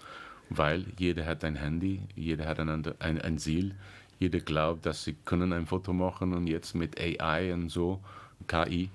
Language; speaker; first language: German; non-native, learner; English